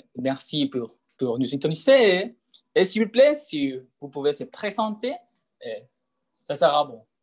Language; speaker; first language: French; non-native, learner; Spanish